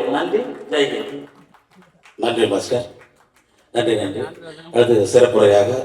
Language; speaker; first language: Tamil; native; Tamil